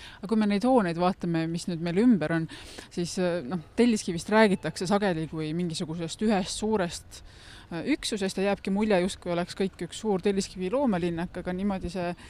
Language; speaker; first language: Estonian; native; Estonian